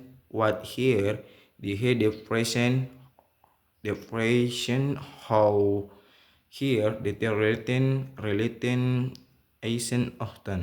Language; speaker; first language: English; non-native, learner; Indonesian